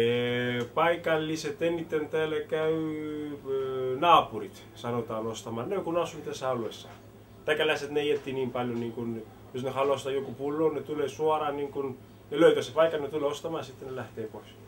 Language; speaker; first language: Finnish; early bilingual, heritage; Finnish